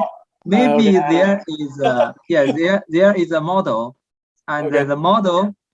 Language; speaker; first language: English; non-native, fluent; Chinese